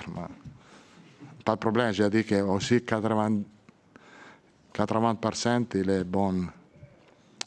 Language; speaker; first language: French; non-native, learner; Italian